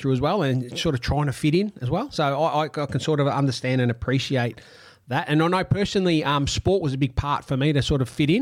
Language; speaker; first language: English; non-native, local second language; Italian